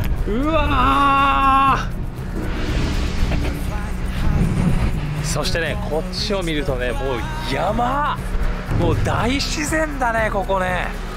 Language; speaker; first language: Japanese; native; Japanese